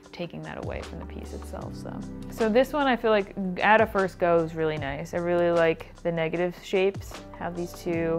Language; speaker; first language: English; native; English